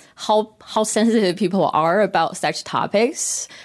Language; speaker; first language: English; non-native, fluent; Korean